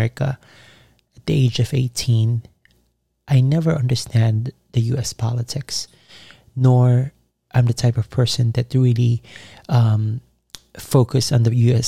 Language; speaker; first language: English; non-native, local second language; Filipino